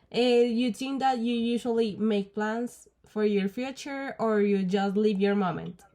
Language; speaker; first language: English; non-native, learner; Spanish